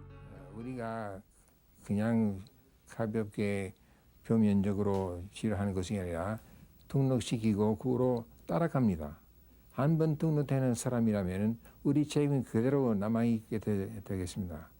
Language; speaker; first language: Korean; non-native, fluent; English